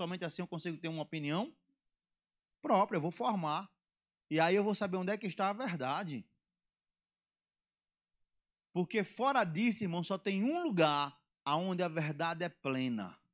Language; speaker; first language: Portuguese; native; Portuguese